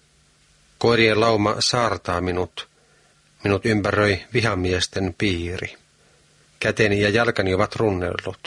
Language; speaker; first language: Finnish; native; Finnish